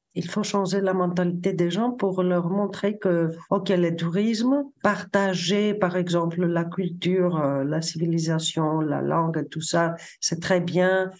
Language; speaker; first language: French; non-native, fluent; Greek